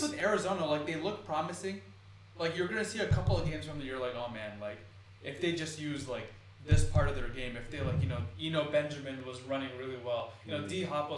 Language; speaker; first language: English; native; English